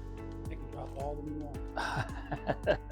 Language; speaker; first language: English; native; English